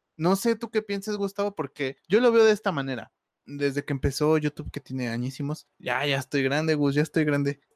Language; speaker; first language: Spanish; native; Spanish